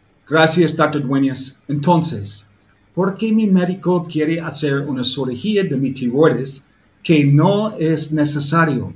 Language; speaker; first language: Spanish; non-native, learner; English